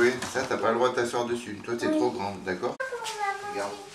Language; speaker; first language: French; native; French